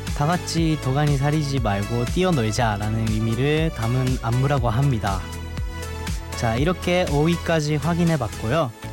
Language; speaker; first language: Korean; non-native, fluent; Japanese